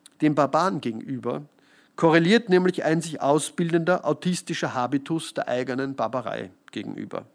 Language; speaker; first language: German; native; German